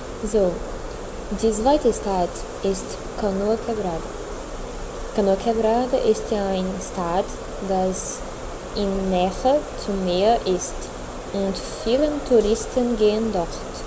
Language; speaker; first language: German; non-native, learner; Portuguese